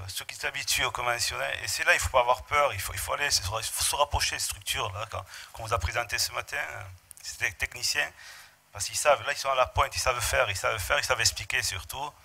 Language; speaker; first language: French; native; French